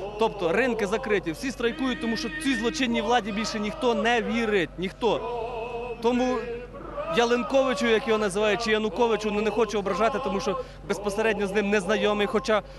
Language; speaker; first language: Ukrainian; native; Ukrainian